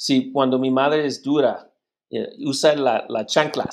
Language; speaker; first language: Spanish; non-native, learner; English